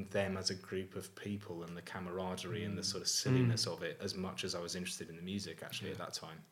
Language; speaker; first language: English; native; English